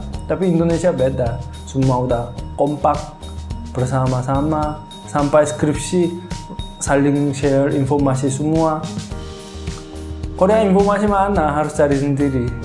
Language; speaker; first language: Indonesian; non-native, fluent; Korean